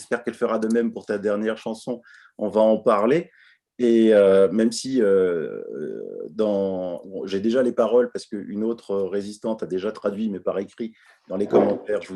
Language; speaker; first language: French; native; French